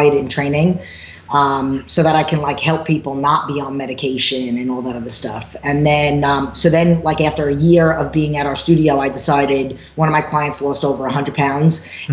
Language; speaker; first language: English; native; English